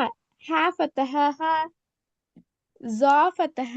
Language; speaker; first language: Arabic; non-native, learner; Tamil